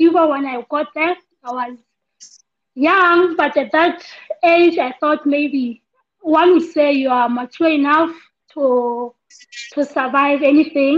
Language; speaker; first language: English; non-native, local second language; Southern Sotho